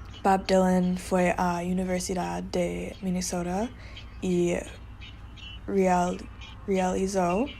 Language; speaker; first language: Spanish; non-native, learner; English